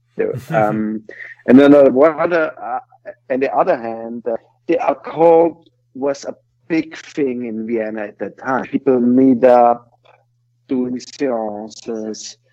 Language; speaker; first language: English; non-native, fluent; German